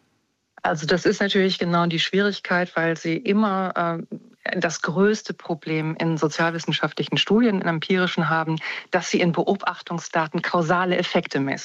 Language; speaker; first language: German; native; German